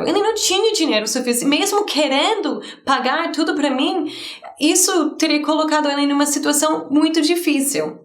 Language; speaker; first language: Portuguese; non-native, fluent; English